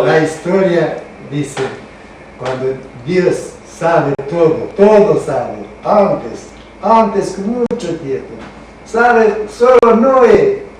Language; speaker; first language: Spanish; non-native, learner; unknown